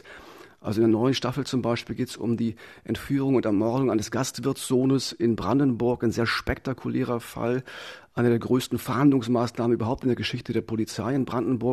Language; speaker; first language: German; native; German